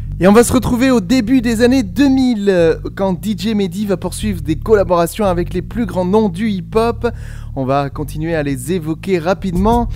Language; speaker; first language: French; native; French